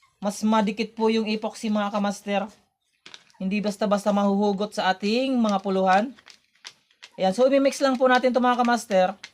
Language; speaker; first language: Filipino; native; Filipino